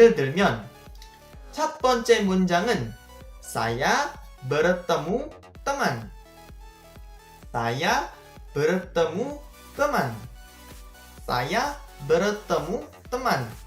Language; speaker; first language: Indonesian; non-native, fluent; Korean